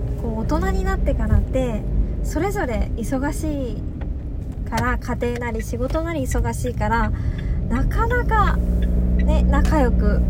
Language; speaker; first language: Japanese; native; Japanese